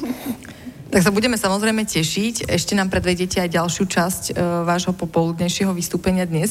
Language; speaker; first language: Slovak; native; Slovak